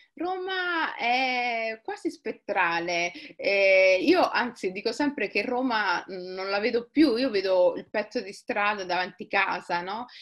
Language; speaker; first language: Italian; early bilingual, other home language; Somali